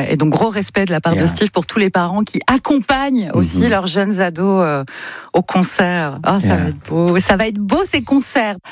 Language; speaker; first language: French; native; French